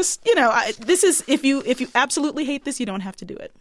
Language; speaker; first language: English; native; English